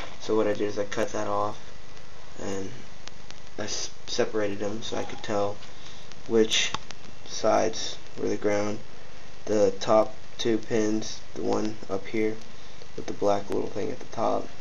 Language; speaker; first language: English; native; English